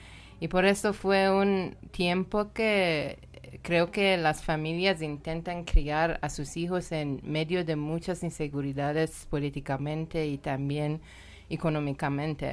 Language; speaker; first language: Spanish; non-native, fluent; Persian